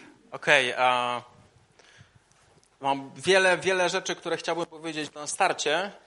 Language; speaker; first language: Polish; native; Polish